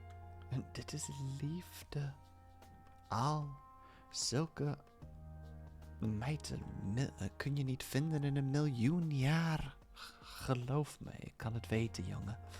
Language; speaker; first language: Dutch; non-native, learner; English